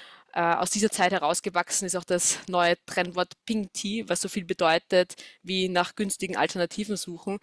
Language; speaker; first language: German; native; German